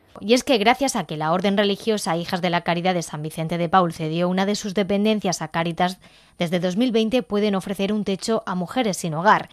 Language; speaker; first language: Spanish; native; Spanish